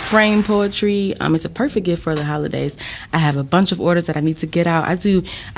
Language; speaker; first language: English; native; English